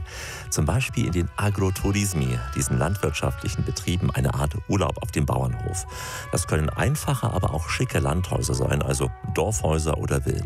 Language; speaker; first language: German; native; German